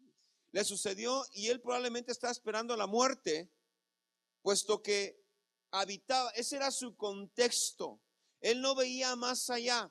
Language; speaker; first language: Spanish; native; Spanish